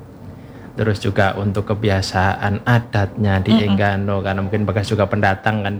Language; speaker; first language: Indonesian; non-native, local second language; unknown